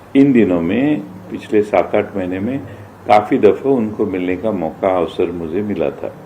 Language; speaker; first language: Hindi; non-native, local second language; Marathi